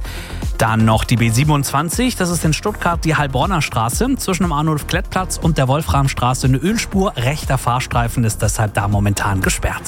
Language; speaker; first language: German; native; German